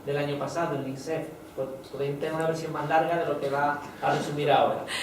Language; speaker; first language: Spanish; native; Spanish